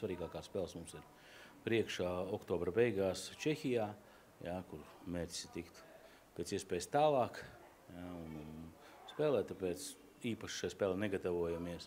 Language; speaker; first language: Latvian; native; Latvian